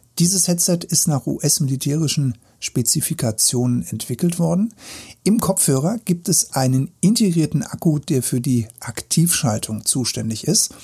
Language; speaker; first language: German; native; German